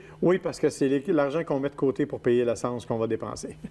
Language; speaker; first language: French; native; French